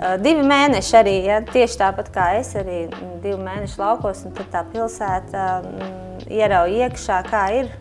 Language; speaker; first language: Latvian; native; Latvian